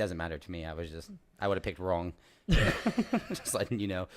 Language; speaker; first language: English; native; English